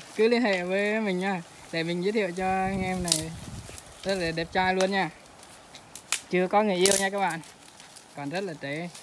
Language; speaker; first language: Vietnamese; non-native, local second language; Jarai